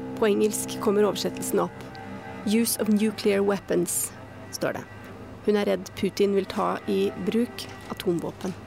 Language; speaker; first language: Norwegian; native; Norwegian